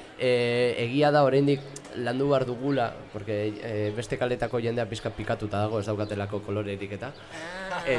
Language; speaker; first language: Basque; non-native, local second language; Spanish